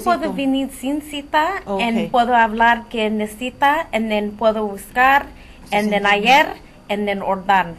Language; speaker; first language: Spanish; early bilingual, heritage; Spanish